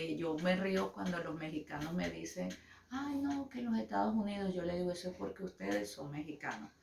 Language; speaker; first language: Spanish; native; Spanish